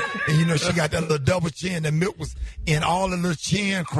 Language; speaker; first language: English; native; English